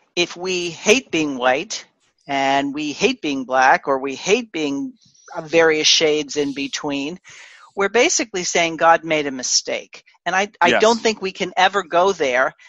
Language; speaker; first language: English; native; English